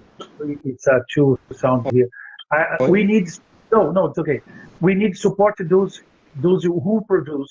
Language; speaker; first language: English; non-native, learner; Portuguese